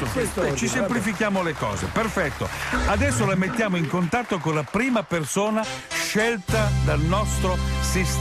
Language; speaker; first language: Italian; native; Italian